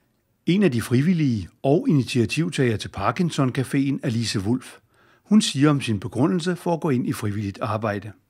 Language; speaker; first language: Danish; native; Danish